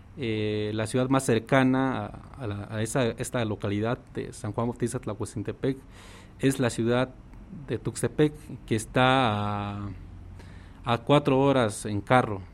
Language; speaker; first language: Spanish; non-native, local second language; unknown